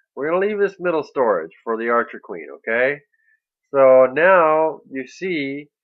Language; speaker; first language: English; native; English